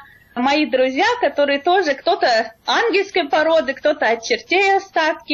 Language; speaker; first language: Russian; native; Russian